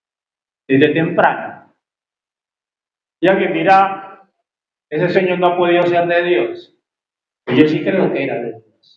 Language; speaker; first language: Spanish; native; Spanish